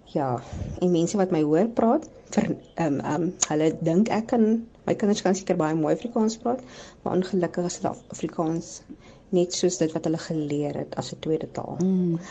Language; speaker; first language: Afrikaans; native; Afrikaans